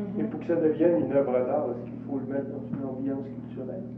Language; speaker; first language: French; native; French